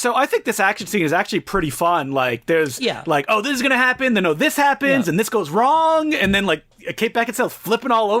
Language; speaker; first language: English; native; English